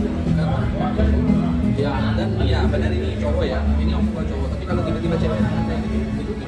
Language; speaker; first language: Indonesian; non-native, learner; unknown